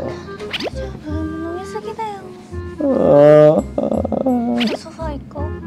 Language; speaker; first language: Japanese; native; Japanese